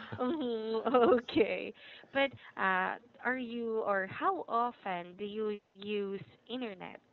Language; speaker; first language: English; non-native, fluent; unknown